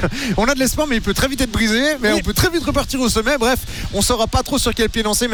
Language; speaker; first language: French; native; French